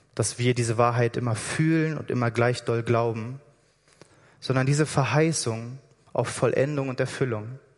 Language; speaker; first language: German; native; German